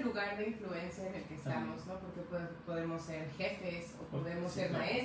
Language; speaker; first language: Spanish; native; Spanish